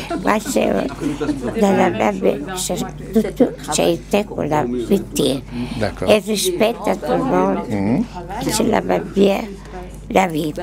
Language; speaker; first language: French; non-native, learner; Italian